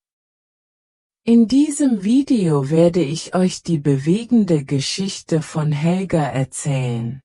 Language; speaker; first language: German; native; German